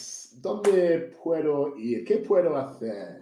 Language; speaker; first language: Spanish; non-native, fluent; English